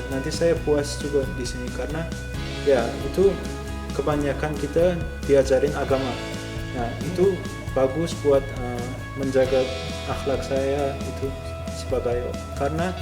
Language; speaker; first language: Indonesian; non-native, fluent; Turkmen